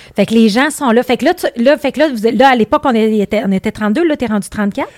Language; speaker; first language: French; native; French